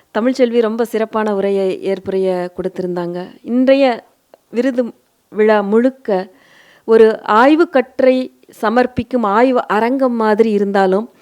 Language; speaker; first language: Tamil; non-native, local second language; Telugu